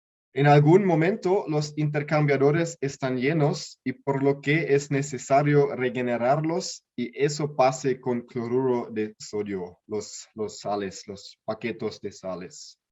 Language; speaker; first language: Spanish; non-native, learner; German